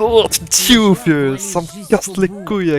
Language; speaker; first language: French; native; French